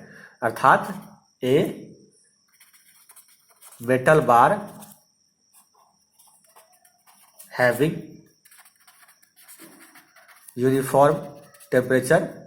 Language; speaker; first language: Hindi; native; Hindi